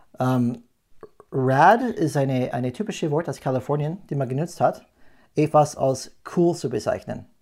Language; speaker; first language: German; non-native, fluent; English